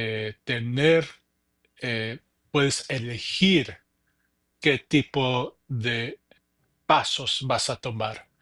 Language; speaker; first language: Spanish; early bilingual, heritage; English